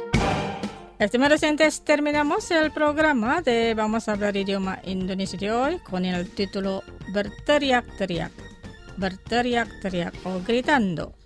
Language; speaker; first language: Spanish; non-native, fluent; Indonesian